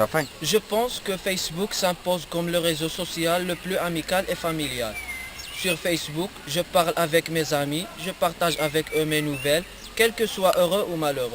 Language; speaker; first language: French; non-native, learner; Arabic